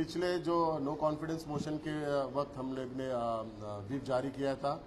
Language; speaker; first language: Hindi; non-native, local second language; Marathi